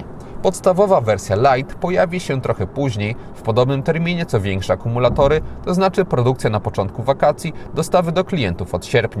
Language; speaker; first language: Polish; native; Polish